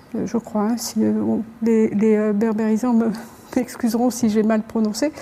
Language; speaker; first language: French; non-native, local second language; Arabic